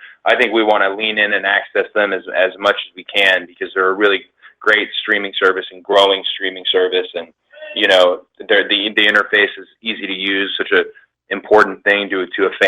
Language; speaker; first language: English; native; English